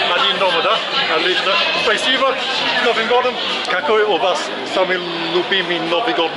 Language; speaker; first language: Russian; non-native, learner; English